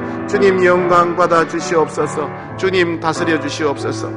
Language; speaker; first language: Korean; native; Korean